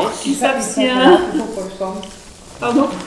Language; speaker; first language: French; native; French